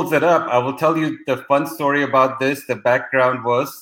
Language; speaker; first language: English; non-native, local second language; Hindi